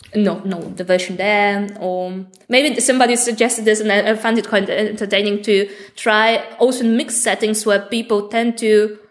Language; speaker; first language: English; non-native, fluent; Bulgarian